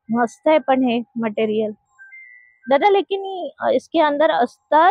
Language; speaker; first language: Hindi; non-native, local second language; Marathi